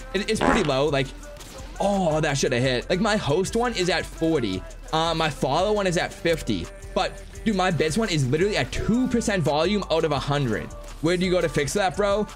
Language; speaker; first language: English; native; English